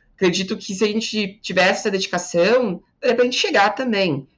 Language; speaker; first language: Portuguese; native; Portuguese